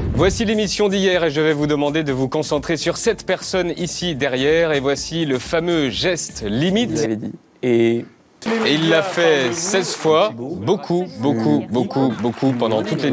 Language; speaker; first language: French; native; French